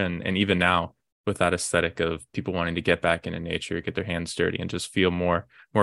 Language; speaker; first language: English; native; English